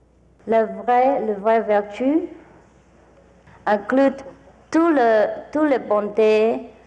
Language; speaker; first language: French; non-native, fluent; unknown